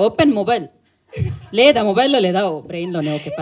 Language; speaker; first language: Telugu; native; Telugu